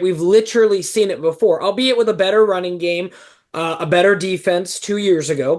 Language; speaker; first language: English; native; English